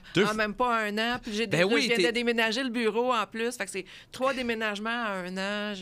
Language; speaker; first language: French; native; French